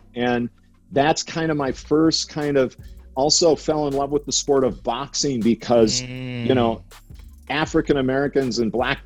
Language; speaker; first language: English; native; English